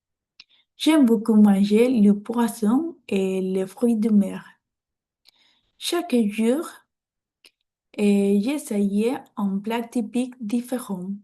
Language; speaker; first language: French; non-native, learner; Spanish